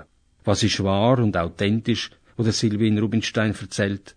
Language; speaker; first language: German; native; German